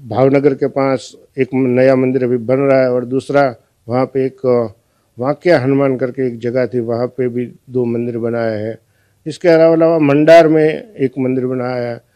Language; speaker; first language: Hindi; non-native, local second language; Gujarati